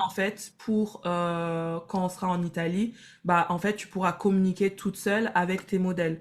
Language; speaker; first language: French; native; French